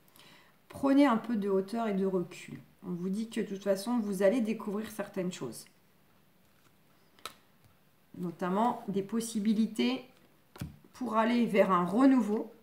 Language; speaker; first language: French; native; French